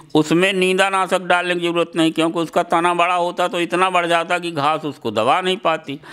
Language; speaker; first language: Hindi; native; Hindi